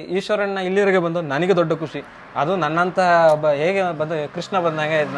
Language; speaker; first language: Kannada; native; Kannada